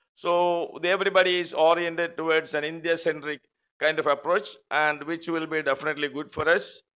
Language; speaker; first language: English; non-native, local second language; Malayalam